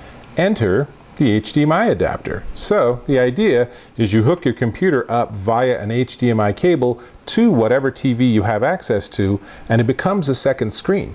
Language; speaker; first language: English; native; English